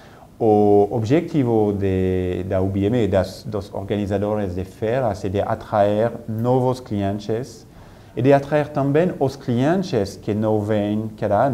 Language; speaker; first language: Portuguese; non-native, fluent; French